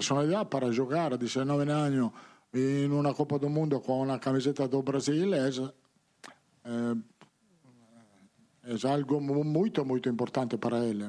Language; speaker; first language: Portuguese; non-native, learner; Italian